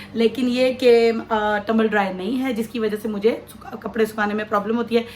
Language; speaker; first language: Urdu; non-native, local second language; Punjabi